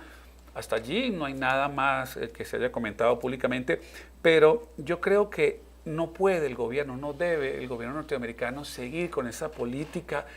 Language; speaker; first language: Spanish; native; Spanish